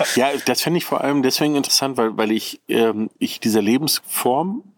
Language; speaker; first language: German; native; German